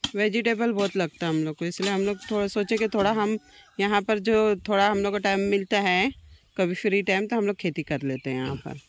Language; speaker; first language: Hindi; native; Hindi